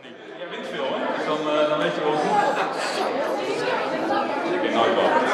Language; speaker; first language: Dutch; native; Dutch